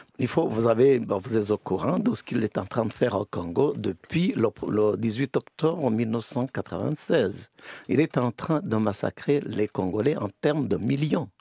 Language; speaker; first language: French; non-native, local second language; Kinyarwanda